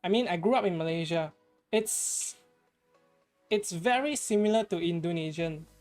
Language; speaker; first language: English; non-native, fluent; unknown